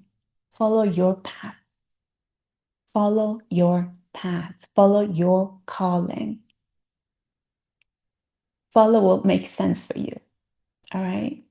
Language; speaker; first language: English; non-native, fluent; Italian